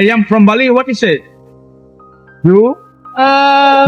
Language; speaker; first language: English; non-native, learner; Indonesian